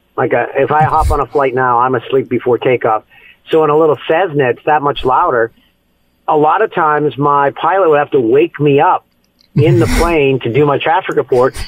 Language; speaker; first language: English; native; English